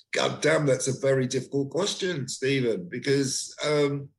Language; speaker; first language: English; native; English